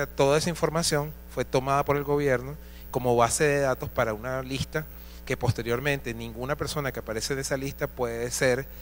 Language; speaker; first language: Spanish; native; Spanish